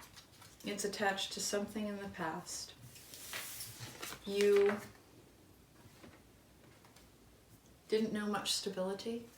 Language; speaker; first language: English; native; English